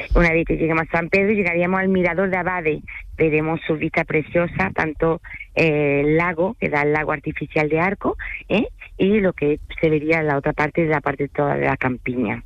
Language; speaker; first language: Spanish; early bilingual, other home language; French